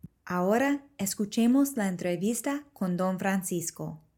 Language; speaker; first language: Spanish; non-native, learner; English